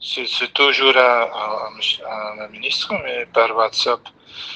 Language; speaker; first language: French; non-native, local second language; Dutch